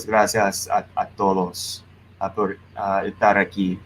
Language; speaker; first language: Spanish; non-native, learner; English